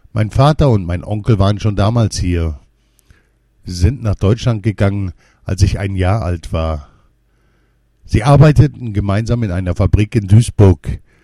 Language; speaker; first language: German; early bilingual, other home language; Kurdish